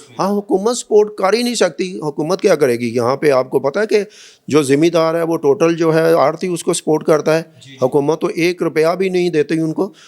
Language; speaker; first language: Urdu; non-native, local second language; Punjabi